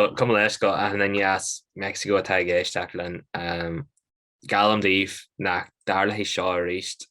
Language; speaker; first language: Irish; native; Irish